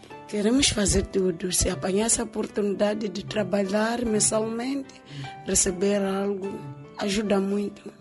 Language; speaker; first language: Portuguese; non-native, local second language; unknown